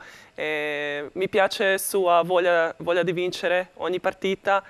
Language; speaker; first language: Italian; non-native, learner; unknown